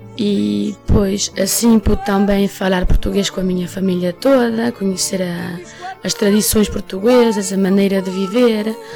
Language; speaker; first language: Portuguese; early bilingual, heritage; Portuguese